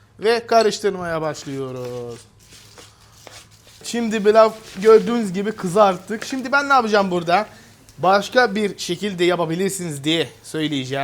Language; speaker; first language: Turkish; non-native, fluent; Arabic